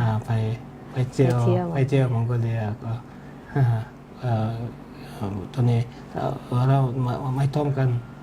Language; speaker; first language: Thai; non-native, learner; Mongolian